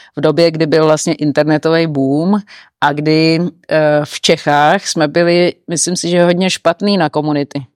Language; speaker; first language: Czech; native; Czech